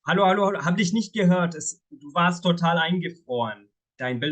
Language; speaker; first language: German; non-native, fluent; Arabic